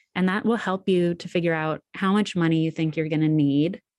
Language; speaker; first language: English; native; English